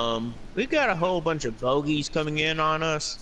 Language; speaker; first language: English; native; English